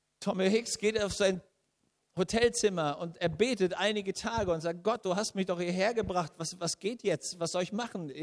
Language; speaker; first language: German; native; German